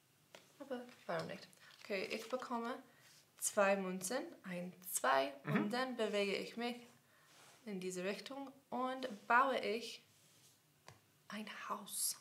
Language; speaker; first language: German; non-native, learner; English